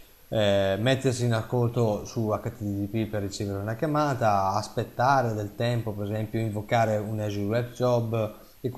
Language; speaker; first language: Italian; native; Italian